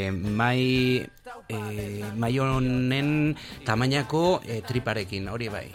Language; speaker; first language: Basque; native; Basque